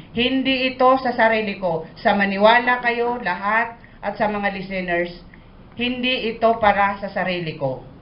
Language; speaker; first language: Filipino; non-native, local second language; Maranao